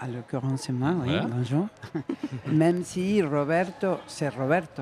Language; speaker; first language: French; non-native, fluent; Spanish